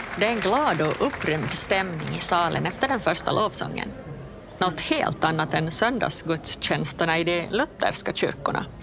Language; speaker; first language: Swedish; native; Swedish